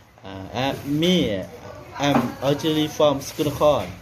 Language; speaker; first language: English; non-native, learner; Thai